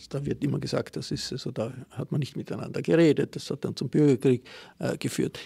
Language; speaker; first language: German; native; German